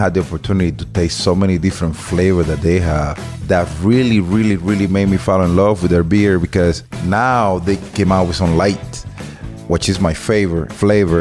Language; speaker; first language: English; non-native, fluent; Spanish